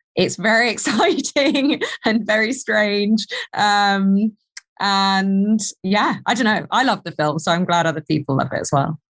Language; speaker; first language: English; native; English